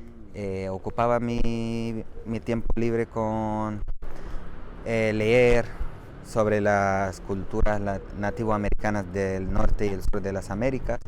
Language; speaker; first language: Spanish; non-native, fluent; Arabic